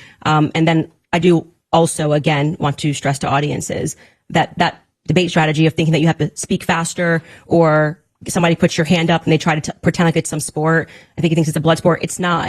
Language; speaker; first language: English; native; English